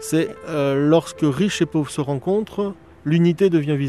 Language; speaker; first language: French; native; French